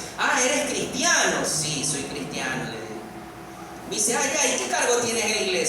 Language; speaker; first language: Spanish; native; Spanish